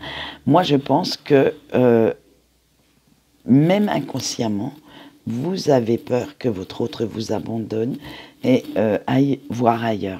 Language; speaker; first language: French; native; French